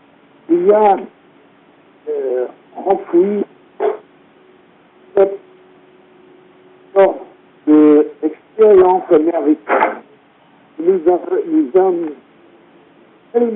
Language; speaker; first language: French; non-native, fluent; English